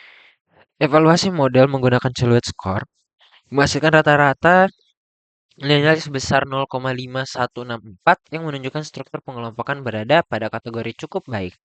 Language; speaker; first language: Indonesian; native; Indonesian